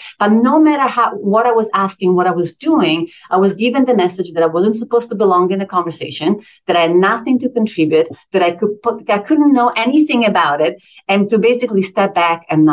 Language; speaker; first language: English; non-native, fluent; Italian